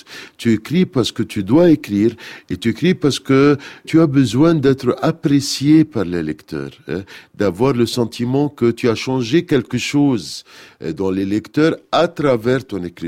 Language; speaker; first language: French; non-native, fluent; Arabic